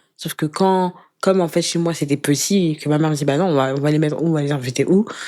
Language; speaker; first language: French; early bilingual, other home language; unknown